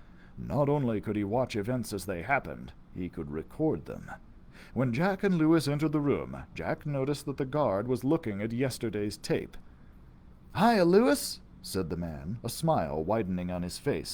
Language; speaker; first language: English; native; English